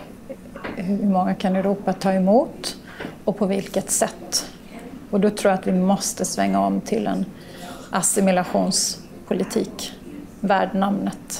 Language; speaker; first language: Swedish; native; Swedish